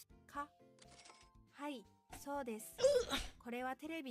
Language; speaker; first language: Japanese; non-native, learner; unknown